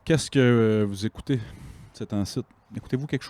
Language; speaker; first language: French; native; French